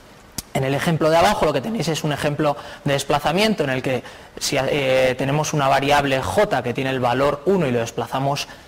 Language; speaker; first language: Spanish; native; Spanish